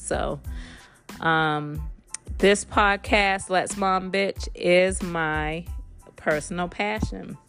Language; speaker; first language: English; native; English